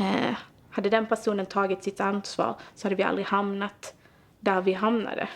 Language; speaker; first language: Swedish; native; Swedish